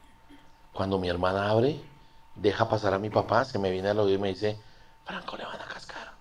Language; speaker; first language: Spanish; native; Spanish